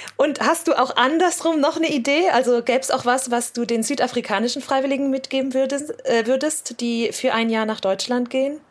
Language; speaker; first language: German; native; German